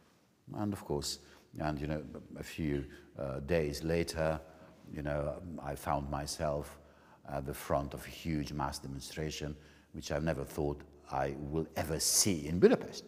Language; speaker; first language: English; non-native, fluent; Hungarian